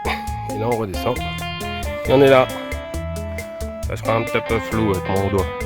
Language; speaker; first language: French; native; French